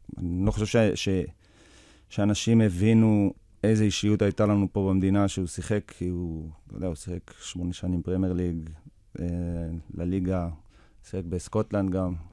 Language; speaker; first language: Hebrew; early bilingual, other home language; English